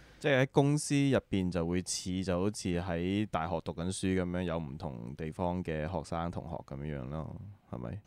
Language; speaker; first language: Cantonese; native; Cantonese